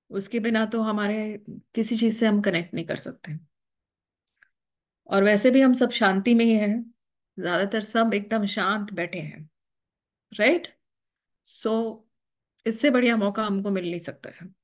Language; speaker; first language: Hindi; native; Hindi